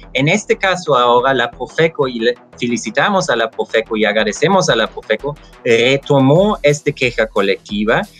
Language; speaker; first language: Spanish; non-native, fluent; German